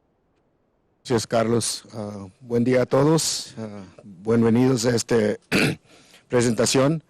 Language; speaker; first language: Spanish; non-native, learner; English